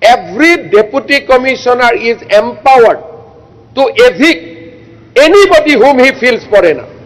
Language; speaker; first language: English; non-native, local second language; Assamese